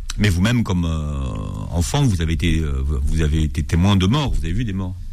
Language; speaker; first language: French; native; French